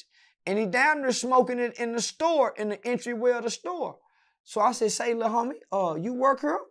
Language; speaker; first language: English; native; English